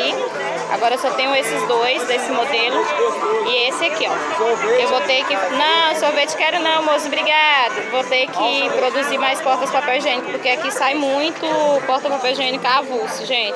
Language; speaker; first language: Portuguese; native; Portuguese